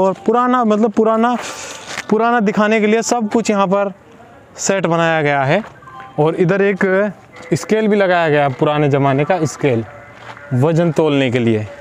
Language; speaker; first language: Hindi; native; Hindi